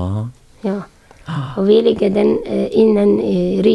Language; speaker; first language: Swedish; non-native, learner; Syriac